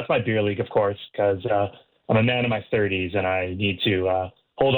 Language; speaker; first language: English; native; English